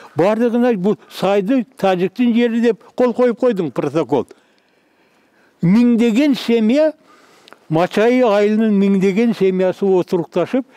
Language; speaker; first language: Kyrgyz; native; Kyrgyz